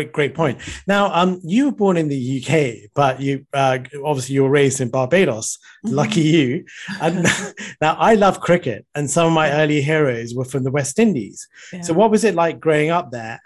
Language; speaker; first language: English; non-native, local second language; Sinhala